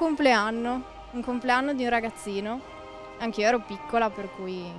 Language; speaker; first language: Italian; native; Italian